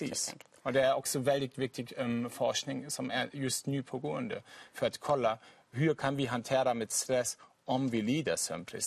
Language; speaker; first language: Swedish; non-native, fluent; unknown